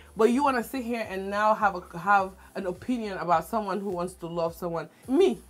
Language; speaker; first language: English; non-native, local second language; Wolof